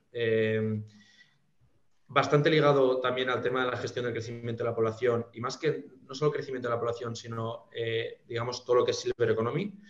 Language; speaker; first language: Spanish; native; Spanish